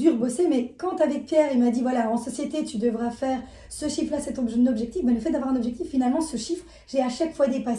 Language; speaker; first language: French; native; French